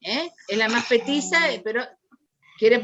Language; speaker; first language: Spanish; native; Spanish